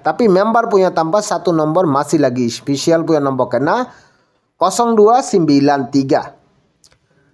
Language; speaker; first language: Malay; non-native, learner; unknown